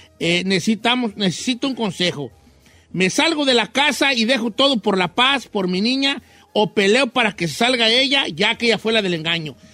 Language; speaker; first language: Spanish; native; Spanish